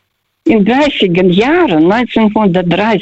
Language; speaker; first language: German; non-native, fluent; Russian